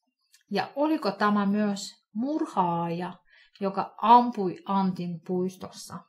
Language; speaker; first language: Finnish; non-native, fluent; Russian